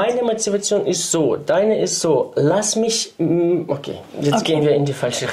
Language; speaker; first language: German; non-native, fluent; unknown